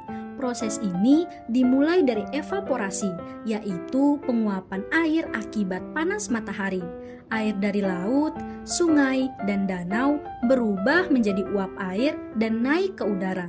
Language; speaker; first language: Indonesian; native; Indonesian